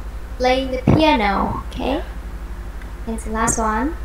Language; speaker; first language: English; non-native, fluent; Vietnamese